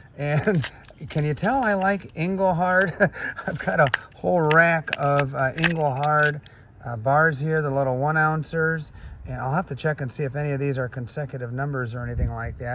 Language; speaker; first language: English; native; English